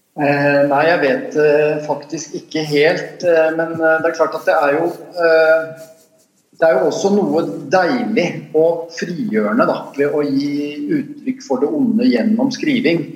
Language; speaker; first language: Norwegian; native; Norwegian